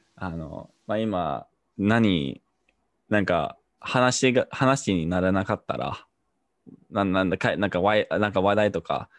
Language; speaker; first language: Japanese; non-native, fluent; English